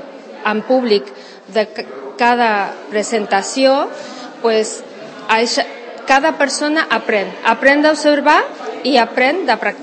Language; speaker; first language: Catalan; non-native, local second language; Spanish